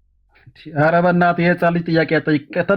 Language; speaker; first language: Amharic; native; Amharic